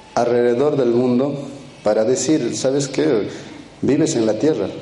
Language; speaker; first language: Spanish; early bilingual, other home language; Quechua